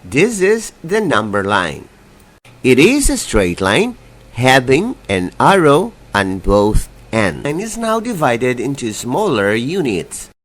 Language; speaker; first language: English; non-native, local second language; Filipino